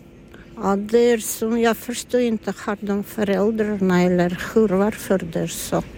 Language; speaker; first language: Swedish; non-native, learner; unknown